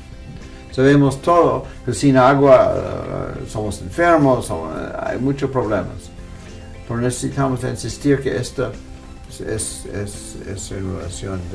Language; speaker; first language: Spanish; non-native, fluent; English